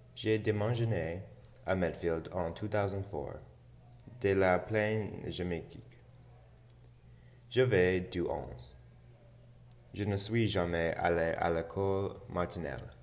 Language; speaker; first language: French; non-native, learner; English